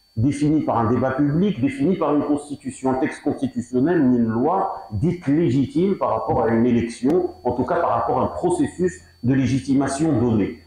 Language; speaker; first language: French; non-native, local second language; Arabic